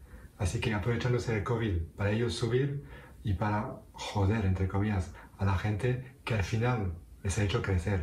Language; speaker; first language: Spanish; non-native, fluent; French